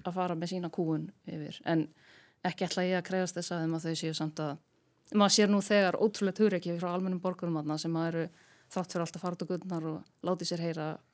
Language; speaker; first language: Icelandic; native; Icelandic